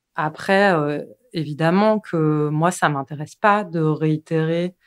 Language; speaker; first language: French; native; French